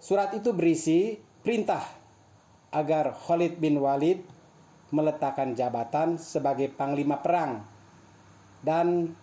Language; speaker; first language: Indonesian; native; Indonesian